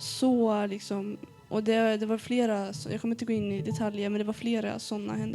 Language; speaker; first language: Swedish; early bilingual, other home language; Arabic